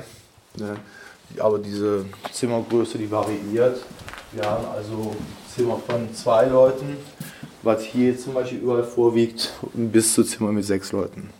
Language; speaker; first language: German; native; German